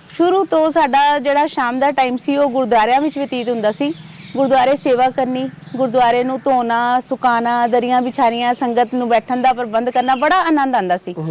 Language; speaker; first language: Punjabi; non-native, local second language; Hindi